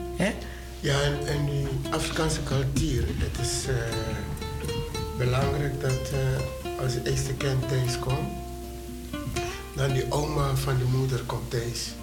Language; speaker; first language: Dutch; non-native, fluent; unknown